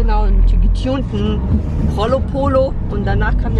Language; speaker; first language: German; native; German